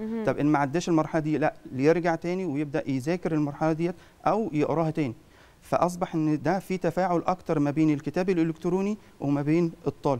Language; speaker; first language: Arabic; native; Arabic